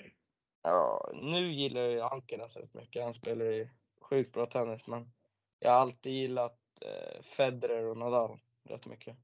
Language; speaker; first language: Swedish; native; Swedish